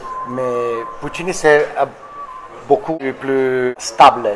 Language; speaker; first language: French; non-native, fluent; Italian